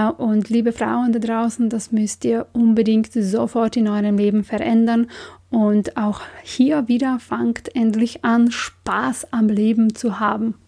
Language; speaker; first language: German; non-native, fluent; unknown